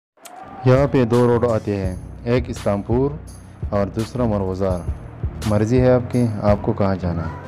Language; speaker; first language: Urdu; non-native, local second language; Pashto